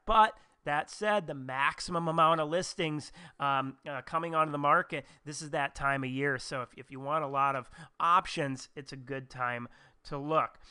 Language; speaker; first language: English; native; English